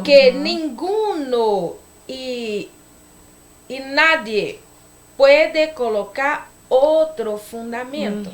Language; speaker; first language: Spanish; non-native, learner; Portuguese